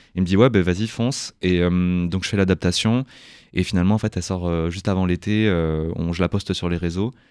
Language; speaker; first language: French; native; French